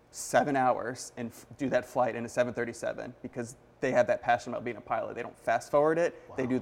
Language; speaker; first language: English; native; English